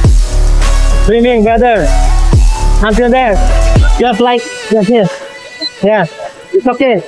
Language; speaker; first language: English; non-native, learner; Indonesian